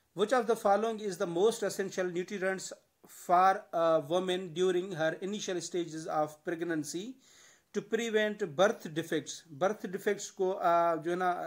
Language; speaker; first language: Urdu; non-native, local second language; Sindhi